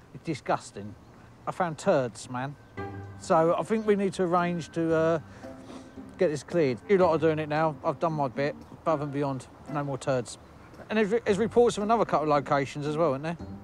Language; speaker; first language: English; native; English